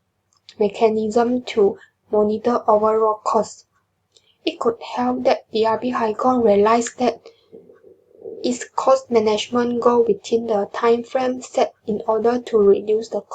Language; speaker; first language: English; non-native, learner; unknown